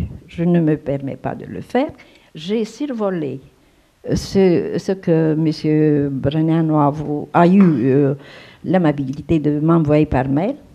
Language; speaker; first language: French; non-native, fluent; Romanian